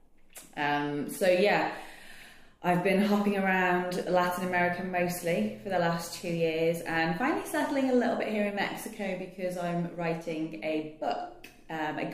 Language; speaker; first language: English; native; English